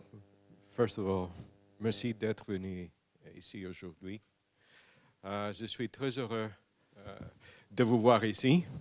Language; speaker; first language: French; non-native, learner; Greek